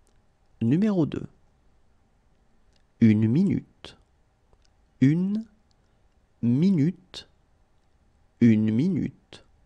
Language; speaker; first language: French; native; French